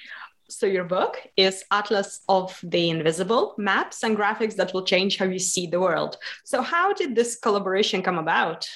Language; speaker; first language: English; non-native, fluent; Lithuanian